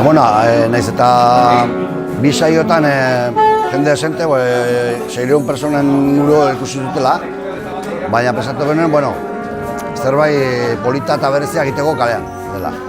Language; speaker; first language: Basque; non-native, local second language; Spanish